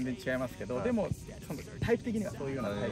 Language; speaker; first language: Japanese; native; Japanese